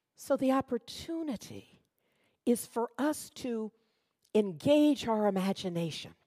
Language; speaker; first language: English; native; English